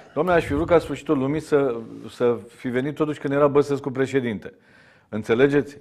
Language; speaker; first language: Romanian; native; Romanian